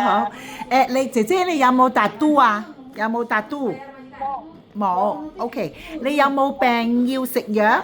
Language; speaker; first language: Cantonese; native; Cantonese